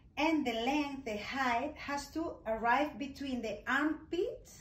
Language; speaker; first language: English; non-native, fluent; Spanish